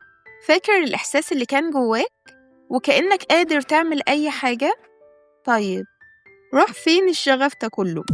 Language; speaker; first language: Arabic; native; Arabic